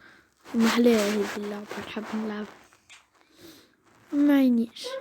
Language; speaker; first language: Arabic; native; Arabic